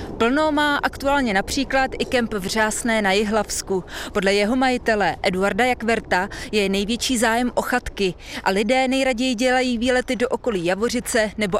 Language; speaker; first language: Czech; native; Czech